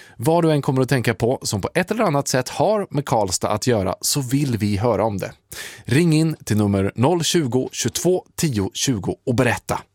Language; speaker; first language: Swedish; native; Swedish